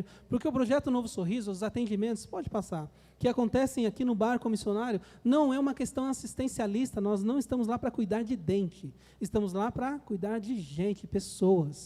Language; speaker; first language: Portuguese; native; Portuguese